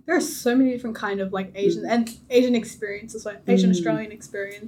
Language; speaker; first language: English; native; English